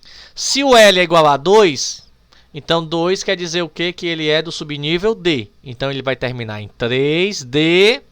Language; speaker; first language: Portuguese; native; Portuguese